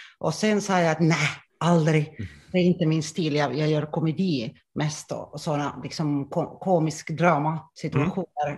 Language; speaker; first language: Swedish; non-native, local second language; Finnish